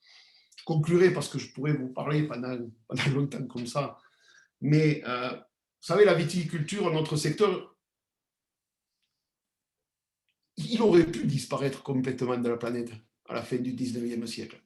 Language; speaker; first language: French; native; French